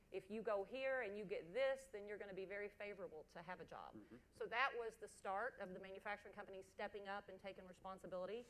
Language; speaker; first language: English; native; English